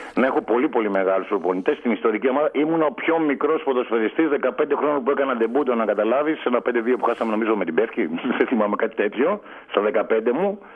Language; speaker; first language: Greek; native; Greek